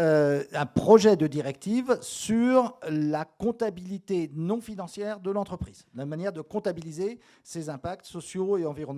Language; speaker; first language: French; native; French